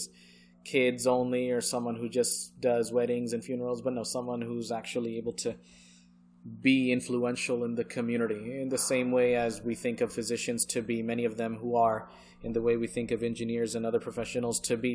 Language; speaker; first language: English; early bilingual, other home language; Bangla